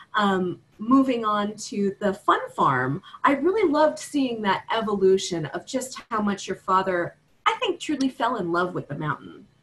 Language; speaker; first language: English; native; English